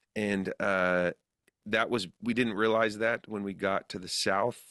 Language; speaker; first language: English; native; English